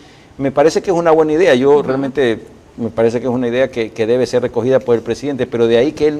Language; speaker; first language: Spanish; native; Spanish